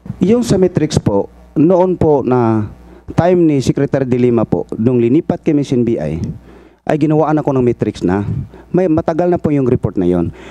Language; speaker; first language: Filipino; non-native, local second language; Cebuano